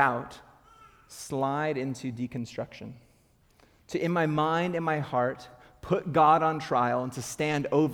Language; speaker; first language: English; native; English